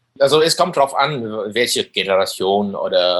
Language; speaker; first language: German; non-native, fluent; Vietnamese